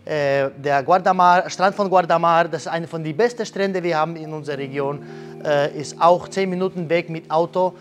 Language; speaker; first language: German; non-native, learner; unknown